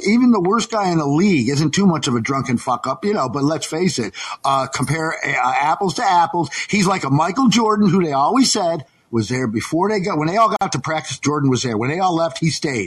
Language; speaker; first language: English; native; English